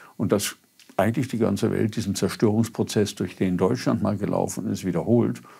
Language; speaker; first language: German; native; German